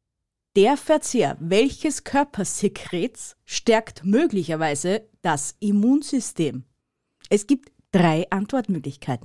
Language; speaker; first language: German; native; German